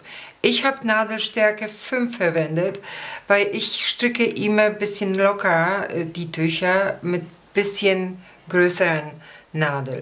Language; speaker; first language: German; non-native, fluent; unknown